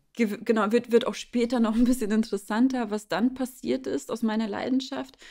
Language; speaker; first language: German; early bilingual, other home language; Russian